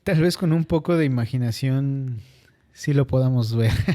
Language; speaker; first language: Spanish; native; Spanish